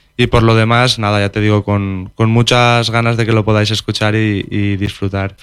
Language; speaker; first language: Spanish; non-native, local second language; Catalan